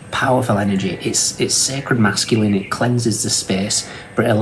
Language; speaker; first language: English; native; English